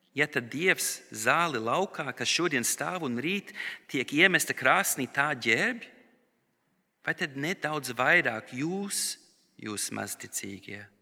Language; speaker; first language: Latvian; early bilingual, heritage; Latvian